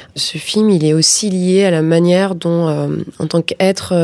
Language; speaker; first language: French; native; French